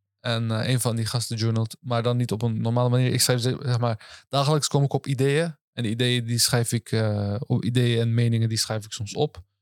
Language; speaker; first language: Dutch; early bilingual, other home language; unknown